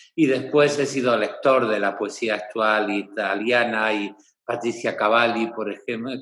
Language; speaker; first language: Spanish; native; Spanish